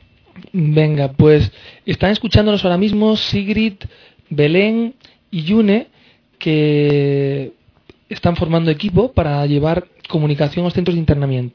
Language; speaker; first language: Spanish; native; Spanish